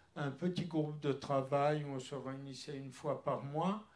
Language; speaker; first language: French; early bilingual, other home language; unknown